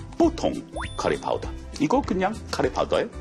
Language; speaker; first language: Korean; non-native, learner; English